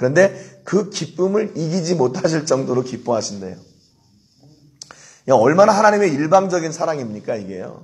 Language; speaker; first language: Korean; native; Korean